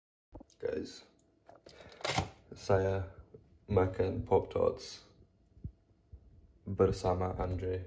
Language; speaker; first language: Indonesian; early bilingual, heritage; English